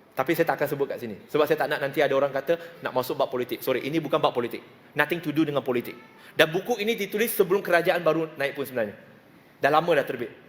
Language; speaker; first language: Malay; non-native, local second language; Chinese